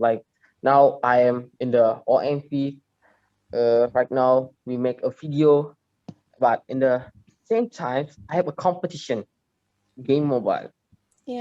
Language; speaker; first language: English; non-native, learner; Indonesian